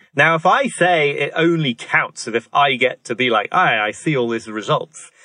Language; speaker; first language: English; native; English